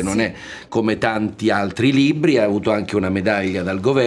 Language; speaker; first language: Italian; native; Italian